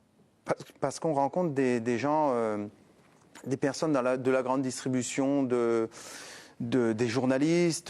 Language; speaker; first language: French; native; French